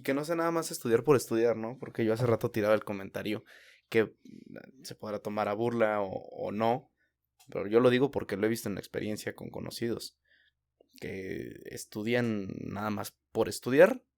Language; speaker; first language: Spanish; native; Spanish